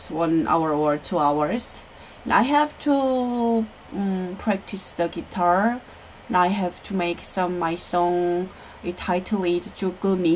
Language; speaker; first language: English; non-native, learner; Korean